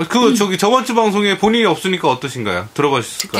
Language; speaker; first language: Korean; native; Korean